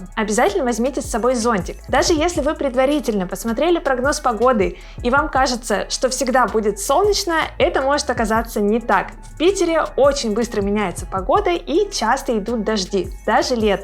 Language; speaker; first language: Russian; native; Russian